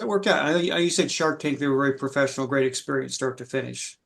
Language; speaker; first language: English; native; English